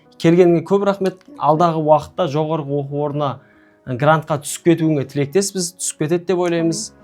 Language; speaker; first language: Kazakh; native; Kazakh